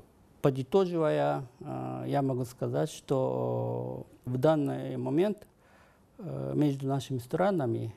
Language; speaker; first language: Russian; non-native, fluent; Japanese